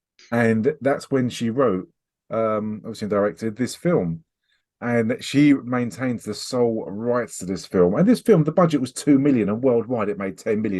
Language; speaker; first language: English; native; English